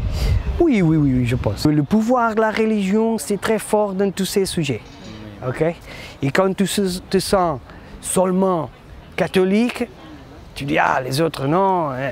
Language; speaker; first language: French; non-native, fluent; Portuguese